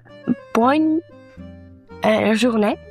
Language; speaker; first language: French; non-native, learner; Uzbek